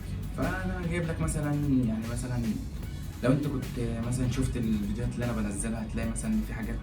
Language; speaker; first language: Arabic; native; Arabic